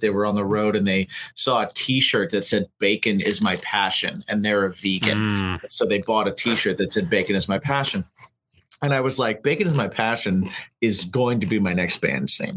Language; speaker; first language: English; native; English